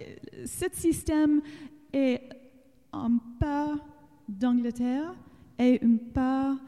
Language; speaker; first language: French; non-native, learner; English